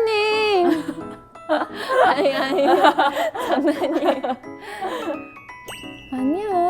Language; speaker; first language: Korean; non-native, fluent; Chinese